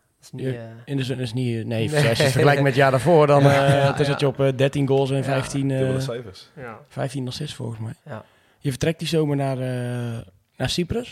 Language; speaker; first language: Dutch; native; Dutch